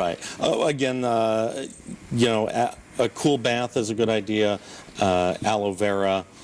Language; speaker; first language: English; native; English